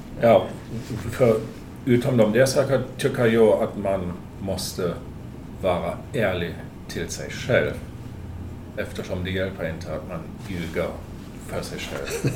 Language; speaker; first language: Swedish; non-native, fluent; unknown